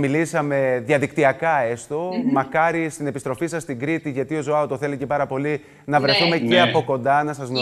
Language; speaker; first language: Greek; native; Greek